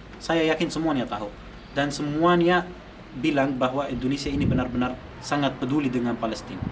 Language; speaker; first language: Indonesian; non-native, fluent; Arabic